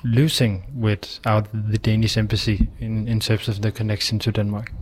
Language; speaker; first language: English; non-native, fluent; Danish